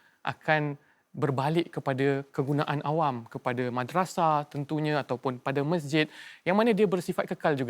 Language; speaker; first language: Malay; native; Malay